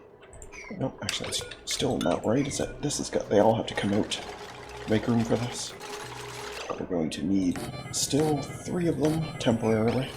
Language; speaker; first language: English; native; English